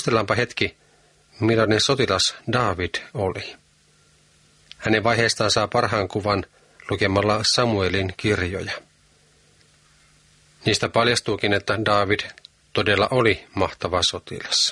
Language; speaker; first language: Finnish; native; Finnish